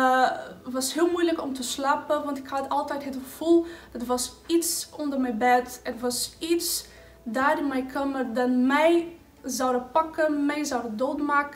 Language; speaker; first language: Dutch; non-native, fluent; Portuguese